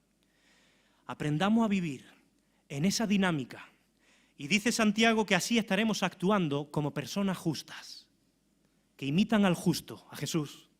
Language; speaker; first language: Spanish; native; Spanish